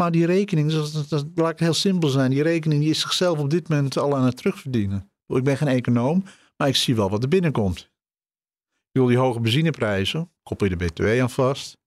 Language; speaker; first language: Dutch; native; Dutch